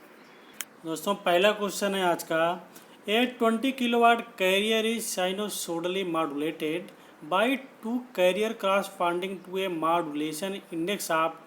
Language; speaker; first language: Hindi; native; Hindi